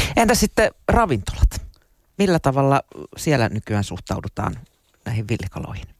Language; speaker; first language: Finnish; native; Finnish